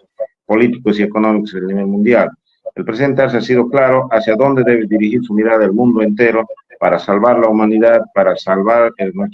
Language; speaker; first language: Spanish; native; Spanish